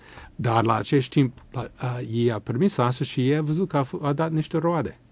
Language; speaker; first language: Romanian; non-native, fluent; English